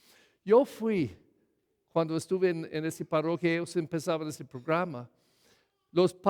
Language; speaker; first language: Spanish; non-native, fluent; English